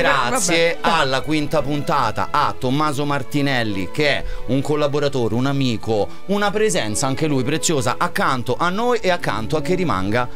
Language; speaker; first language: Italian; native; Italian